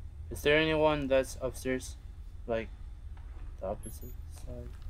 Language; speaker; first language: English; non-native, fluent; Chinese